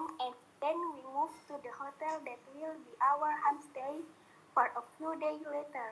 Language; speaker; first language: English; non-native, learner; Indonesian